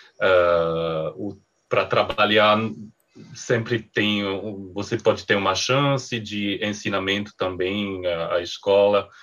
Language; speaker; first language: Portuguese; non-native, fluent; French